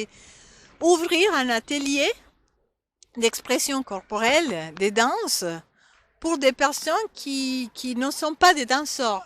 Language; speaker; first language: French; non-native, fluent; Spanish